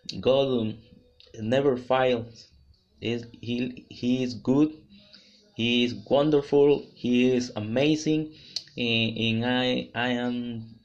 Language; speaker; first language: English; non-native, learner; Spanish